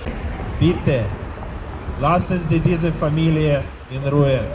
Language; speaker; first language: German; non-native, fluent; Ukrainian